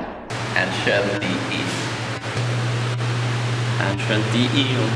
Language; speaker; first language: Chinese; non-native, fluent; English